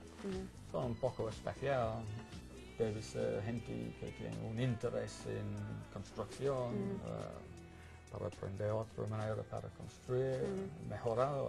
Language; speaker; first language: Spanish; non-native, learner; English